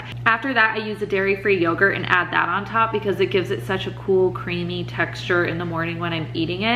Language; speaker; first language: English; native; English